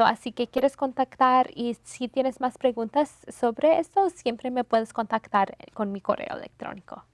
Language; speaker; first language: Spanish; non-native, fluent; English